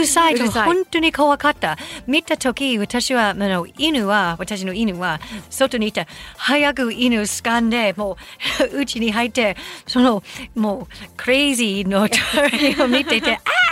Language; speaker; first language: Japanese; non-native, fluent; English